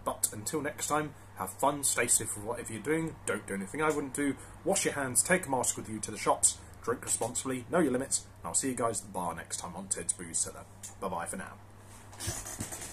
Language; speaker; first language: English; native; English